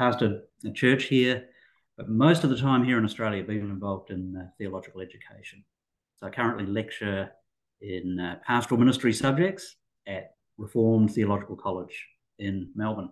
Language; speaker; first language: English; native; English